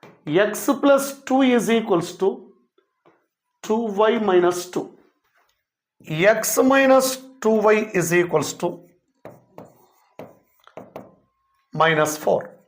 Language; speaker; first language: English; non-native, local second language; Telugu